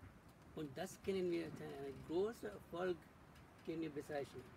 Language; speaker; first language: German; non-native, learner; Sinhala